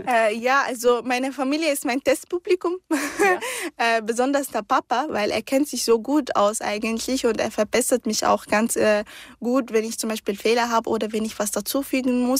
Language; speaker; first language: German; early bilingual, other home language; Arabic